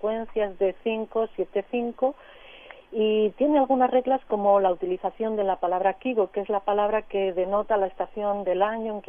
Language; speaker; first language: Spanish; native; Spanish